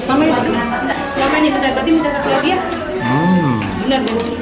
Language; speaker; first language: Indonesian; native; Indonesian